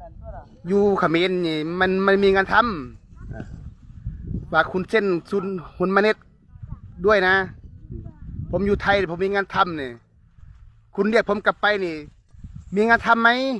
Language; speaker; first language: Thai; non-native, learner; Khmer